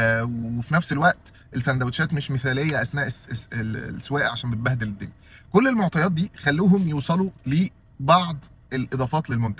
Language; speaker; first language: Arabic; native; Arabic